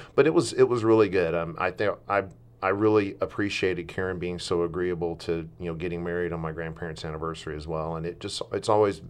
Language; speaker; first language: English; native; English